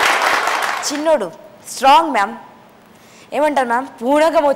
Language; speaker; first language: Telugu; native; Telugu